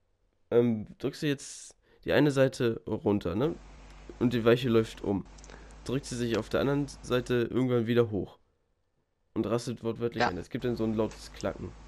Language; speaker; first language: German; native; German